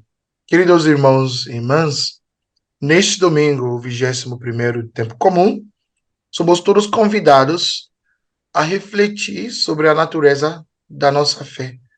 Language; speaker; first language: Portuguese; non-native, fluent; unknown